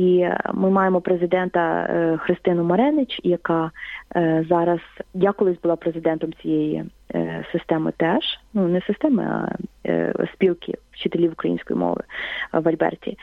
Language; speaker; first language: Ukrainian; native; Ukrainian